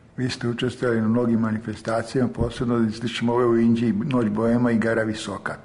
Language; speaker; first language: Serbian; native; Serbian